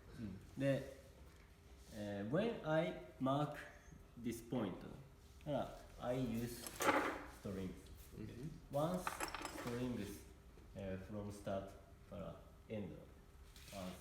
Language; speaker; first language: English; non-native, learner; Japanese